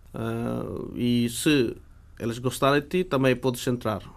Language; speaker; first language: Portuguese; non-native, fluent; Bangla